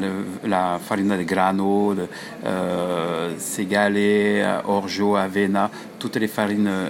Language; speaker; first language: Italian; non-native, learner; French